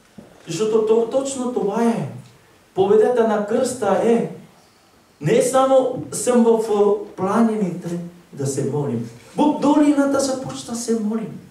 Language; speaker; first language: Bulgarian; non-native, learner; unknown